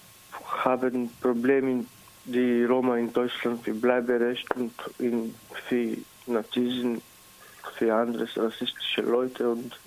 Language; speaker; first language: German; non-native, learner; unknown